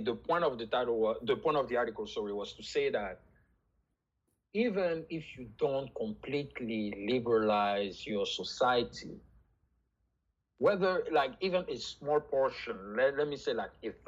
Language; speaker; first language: English; non-native, fluent; French